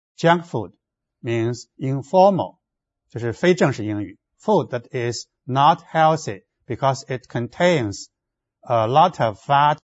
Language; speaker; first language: English; non-native, fluent; Chinese